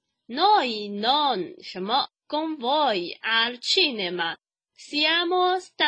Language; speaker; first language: Italian; non-native, fluent; Chinese